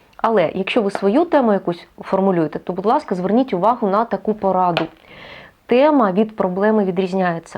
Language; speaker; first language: Ukrainian; native; Ukrainian